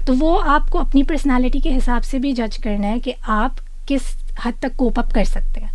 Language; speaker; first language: Urdu; native; Urdu